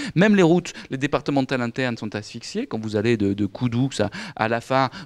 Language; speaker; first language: French; native; French